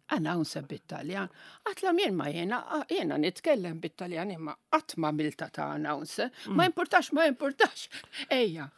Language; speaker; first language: Maltese; non-native, local second language; Italian